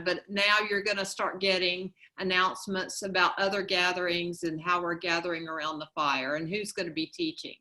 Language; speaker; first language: English; native; English